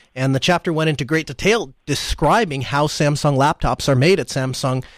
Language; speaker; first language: English; early bilingual, other home language; Hindi